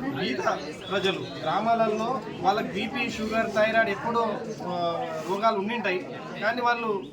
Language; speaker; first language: Telugu; native; Telugu